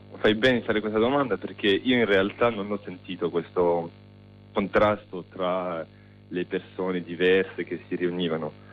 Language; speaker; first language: Italian; non-native, fluent; French